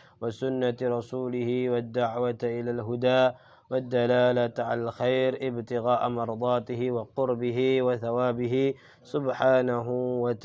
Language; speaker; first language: Arabic; non-native, fluent; Indonesian